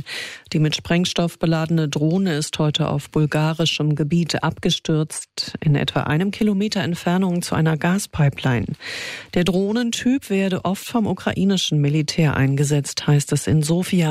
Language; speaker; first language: German; native; German